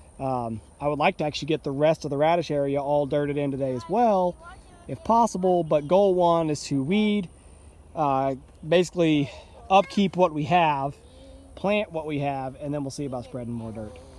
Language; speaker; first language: English; native; English